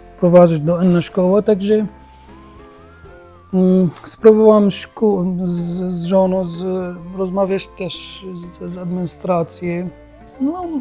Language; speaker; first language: Polish; non-native, learner; Arabic